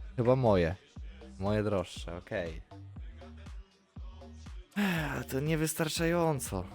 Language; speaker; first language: Polish; native; Polish